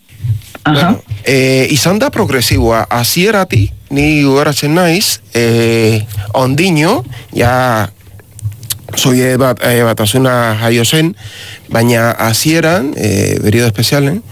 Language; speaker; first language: Basque; non-native, learner; Spanish